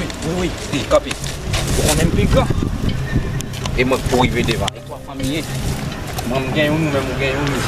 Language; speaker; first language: French; non-native, learner; Haitian Creole